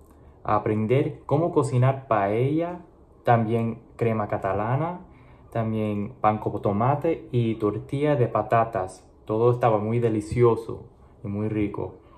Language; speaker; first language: Spanish; non-native, learner; English